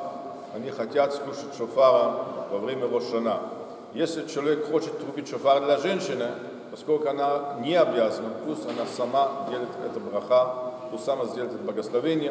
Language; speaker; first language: Russian; non-native, fluent; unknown